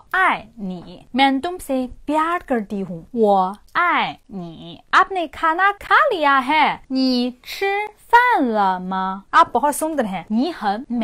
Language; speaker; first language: Hindi; non-native, fluent; Chinese